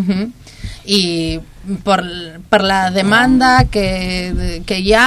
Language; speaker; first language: Catalan; non-native, learner; Spanish